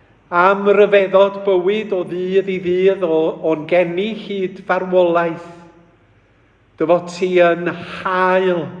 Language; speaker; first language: Welsh; native; Welsh